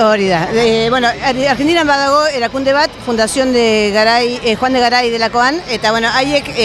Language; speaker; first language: Basque; non-native, learner; Spanish